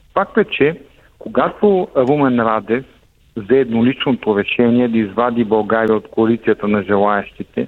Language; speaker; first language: Bulgarian; native; Bulgarian